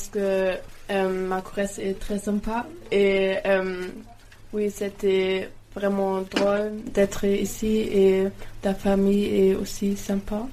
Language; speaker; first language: French; non-native, learner; German